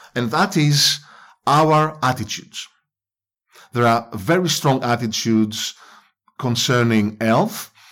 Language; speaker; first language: English; non-native, fluent; Greek